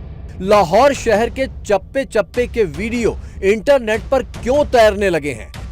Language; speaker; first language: Hindi; native; Hindi